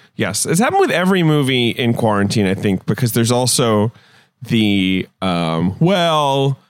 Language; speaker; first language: English; native; English